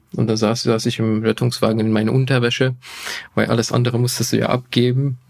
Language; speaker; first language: German; non-native, fluent; Hungarian